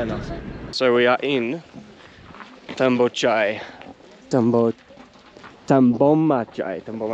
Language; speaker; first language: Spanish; non-native, learner; English